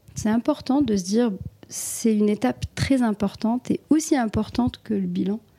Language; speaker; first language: French; non-native, local second language; Arabic